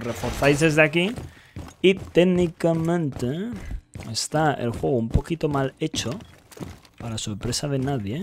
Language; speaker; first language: Spanish; native; Spanish